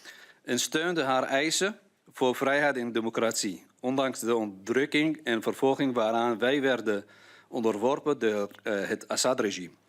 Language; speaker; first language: Dutch; non-native, fluent; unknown